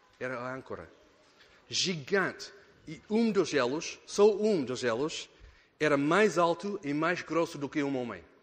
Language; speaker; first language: Portuguese; non-native, fluent; English